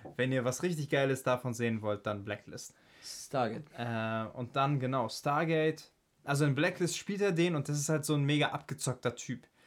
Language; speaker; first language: German; native; German